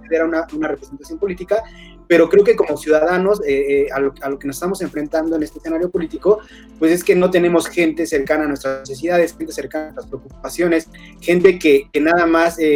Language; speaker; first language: Spanish; native; Spanish